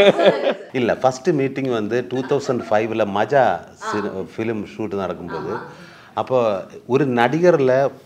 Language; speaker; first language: Tamil; non-native, learner; Malayalam